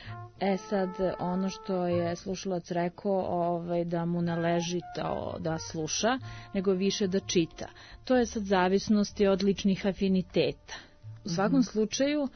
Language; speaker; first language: Serbian; native; Serbian